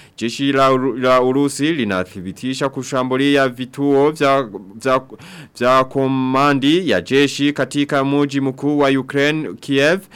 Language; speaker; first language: Swahili; non-native, local second language; Rundi